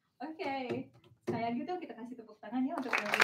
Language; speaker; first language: Indonesian; native; Indonesian